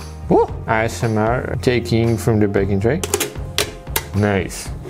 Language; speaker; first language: English; non-native, fluent; Polish